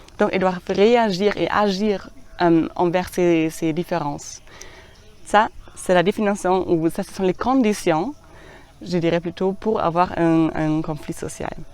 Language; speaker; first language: French; non-native, fluent; German